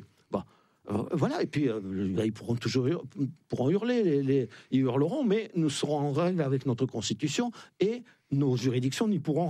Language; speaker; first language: French; native; French